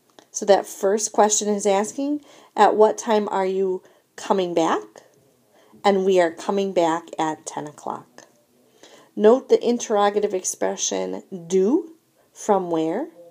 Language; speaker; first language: English; native; English